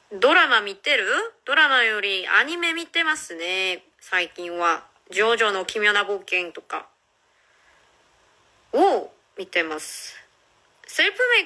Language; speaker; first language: Japanese; non-native, fluent; Korean